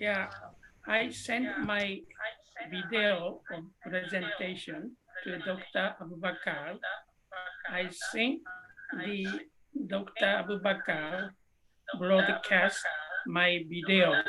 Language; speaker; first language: English; non-native, fluent; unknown